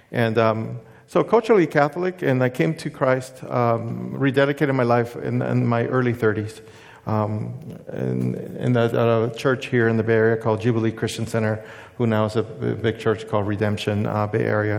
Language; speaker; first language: English; early bilingual, other home language; Spanish